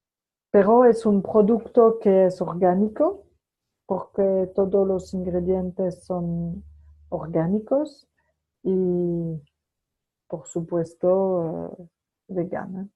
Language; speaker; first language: Spanish; non-native, fluent; French